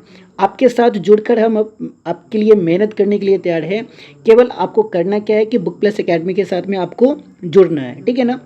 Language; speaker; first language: Hindi; native; Hindi